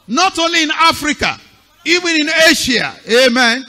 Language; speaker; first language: English; non-native, local second language; Yoruba